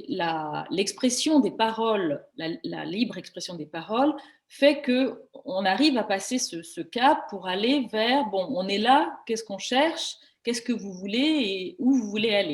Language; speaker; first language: French; native; French